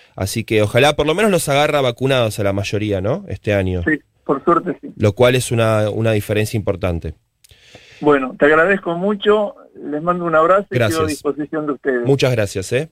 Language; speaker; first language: Spanish; native; Spanish